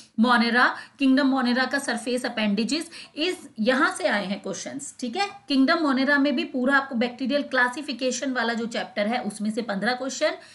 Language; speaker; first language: Hindi; native; Hindi